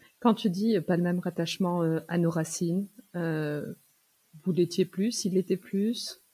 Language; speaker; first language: French; native; French